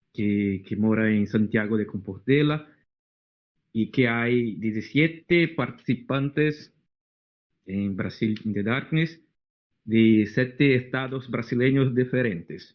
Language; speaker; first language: Spanish; non-native, fluent; Portuguese